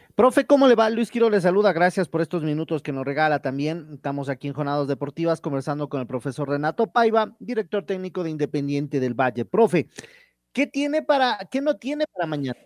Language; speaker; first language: Spanish; native; Spanish